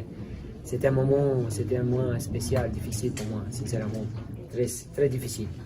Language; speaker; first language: French; non-native, learner; Spanish